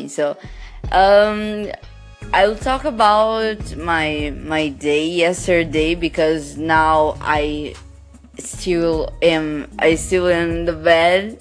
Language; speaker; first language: English; non-native, learner; Portuguese